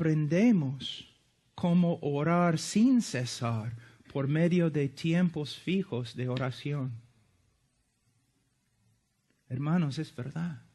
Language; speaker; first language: Spanish; non-native, fluent; English